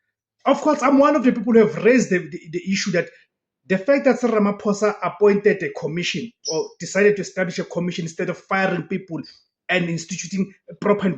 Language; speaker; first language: English; non-native, local second language; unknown